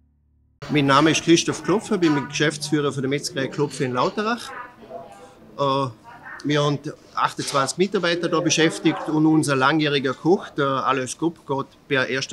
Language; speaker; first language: German; native; German